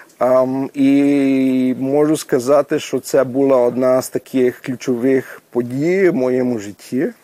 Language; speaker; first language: Ukrainian; early bilingual, heritage; Ukrainian